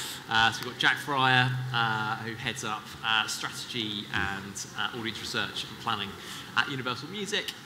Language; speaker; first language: English; native; English